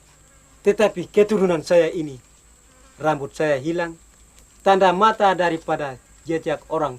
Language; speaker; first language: Indonesian; non-native, local second language; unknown